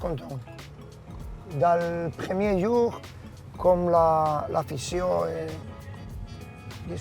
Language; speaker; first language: French; non-native, learner; Spanish